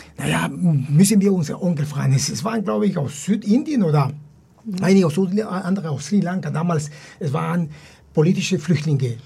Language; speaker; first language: German; non-native, fluent; Spanish